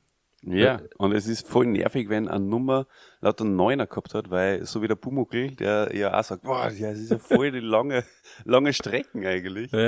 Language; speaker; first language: German; native; German